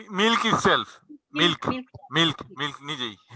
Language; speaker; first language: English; non-native, learner; Bangla